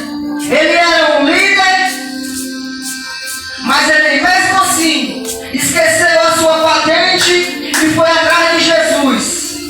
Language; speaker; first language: Portuguese; native; Portuguese